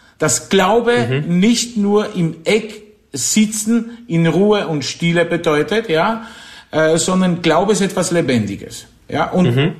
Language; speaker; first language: German; non-native, fluent; Polish